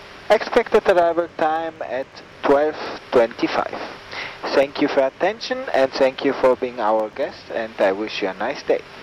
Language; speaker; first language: English; non-native, fluent; German